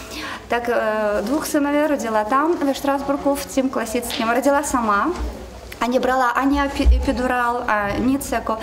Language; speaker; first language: Czech; non-native, learner; Russian